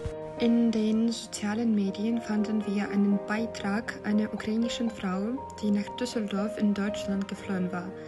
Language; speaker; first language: German; non-native, learner; Ukrainian